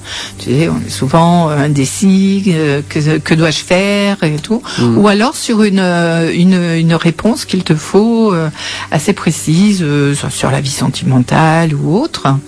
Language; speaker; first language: French; native; French